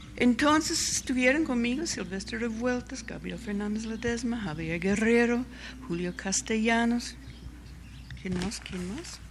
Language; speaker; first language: Spanish; non-native, fluent; English